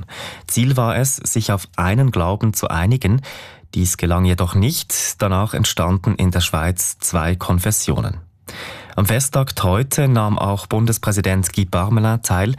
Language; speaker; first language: German; native; German